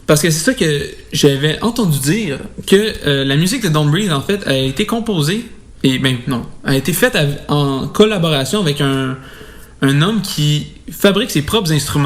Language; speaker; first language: French; native; French